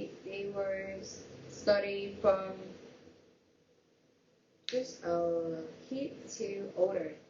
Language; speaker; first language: English; non-native, learner; Vietnamese